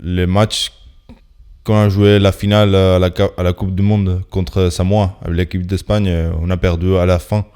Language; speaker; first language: French; non-native, fluent; Spanish